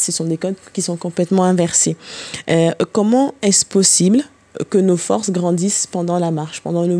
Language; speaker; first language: French; native; French